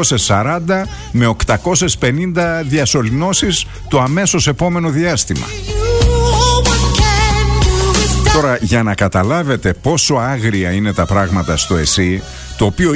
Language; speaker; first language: Greek; native; Greek